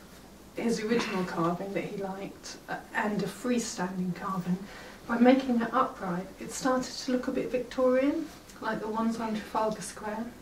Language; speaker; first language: English; native; English